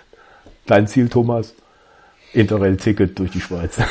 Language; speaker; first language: German; native; German